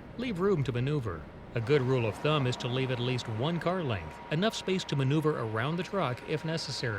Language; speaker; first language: English; native; English